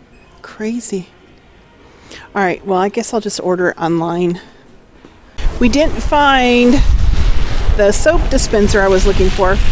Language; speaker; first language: English; native; English